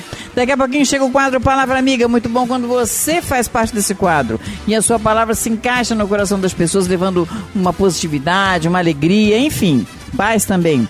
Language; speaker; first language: Portuguese; native; Portuguese